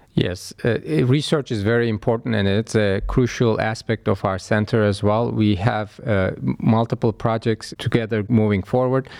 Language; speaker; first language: English; non-native, fluent; Turkish